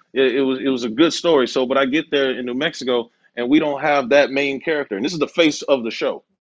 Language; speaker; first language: English; native; English